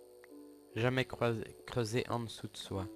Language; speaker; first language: French; native; French